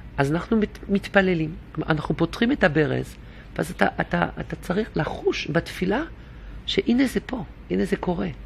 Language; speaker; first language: Hebrew; non-native, fluent; French